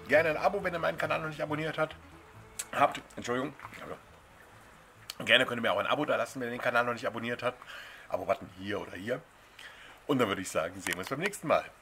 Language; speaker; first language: German; native; German